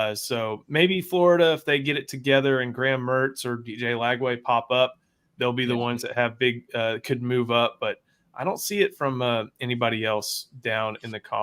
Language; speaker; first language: English; native; English